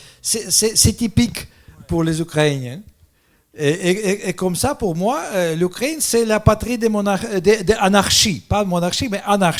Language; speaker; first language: French; non-native, fluent; Russian